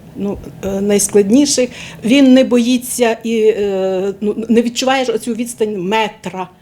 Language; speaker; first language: Ukrainian; native; Ukrainian